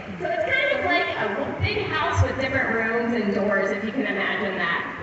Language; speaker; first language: English; native; English